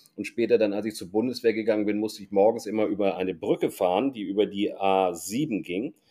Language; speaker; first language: German; native; German